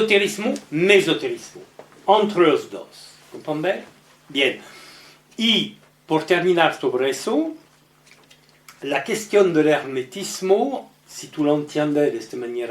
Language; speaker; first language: Spanish; non-native, learner; French